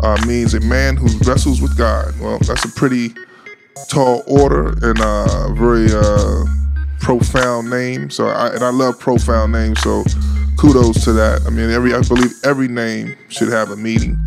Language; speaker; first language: English; native; English